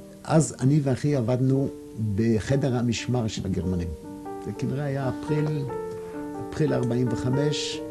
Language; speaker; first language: Hebrew; non-native, fluent; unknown